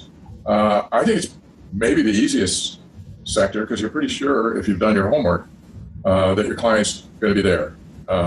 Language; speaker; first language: English; native; English